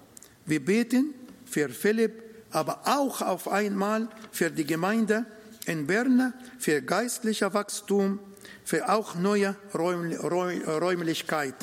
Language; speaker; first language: German; non-native, fluent; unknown